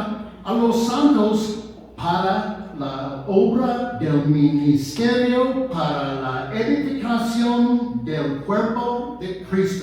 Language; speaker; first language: Spanish; non-native, fluent; English